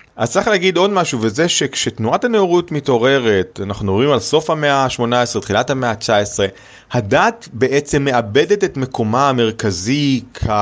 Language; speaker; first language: Hebrew; native; Hebrew